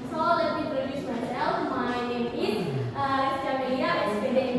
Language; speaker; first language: English; non-native, learner; Indonesian